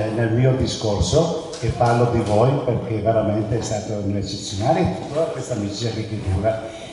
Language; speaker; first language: Italian; non-native, fluent; Hungarian